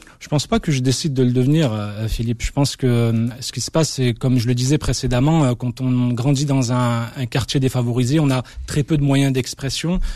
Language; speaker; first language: French; early bilingual, other home language; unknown